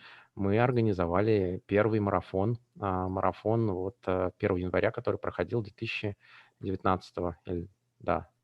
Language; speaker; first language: Russian; native; Russian